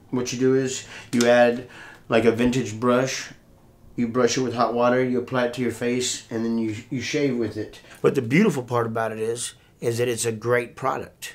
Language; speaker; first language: English; native; English